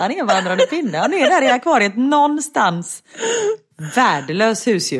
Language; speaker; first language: Swedish; native; Swedish